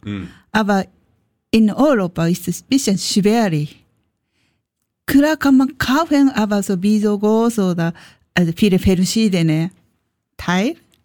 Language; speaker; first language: German; non-native, learner; Japanese